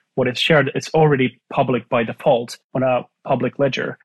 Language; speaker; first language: English; non-native, fluent; Finnish